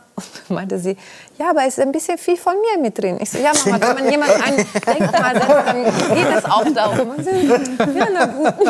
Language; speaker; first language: German; early bilingual, other home language; Greek